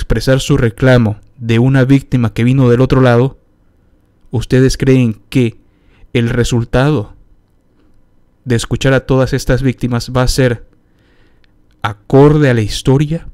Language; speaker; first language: Spanish; native; Spanish